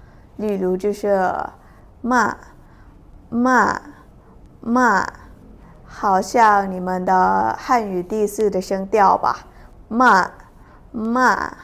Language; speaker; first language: Chinese; non-native, fluent; Thai